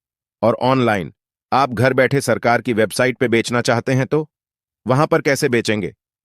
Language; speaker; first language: Hindi; native; Hindi